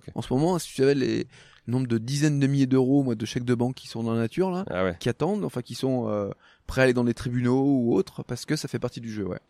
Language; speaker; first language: French; native; French